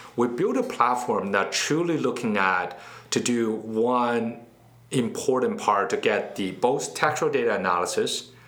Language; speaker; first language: English; non-native, fluent; Chinese